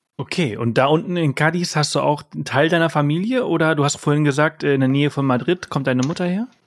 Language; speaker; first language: German; early bilingual, heritage; German